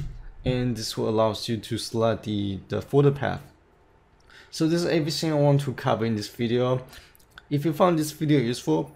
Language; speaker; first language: English; non-native, fluent; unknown